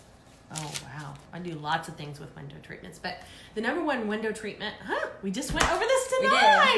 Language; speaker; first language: English; native; English